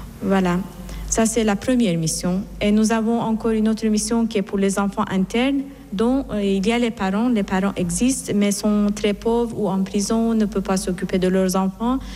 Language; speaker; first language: French; non-native, fluent; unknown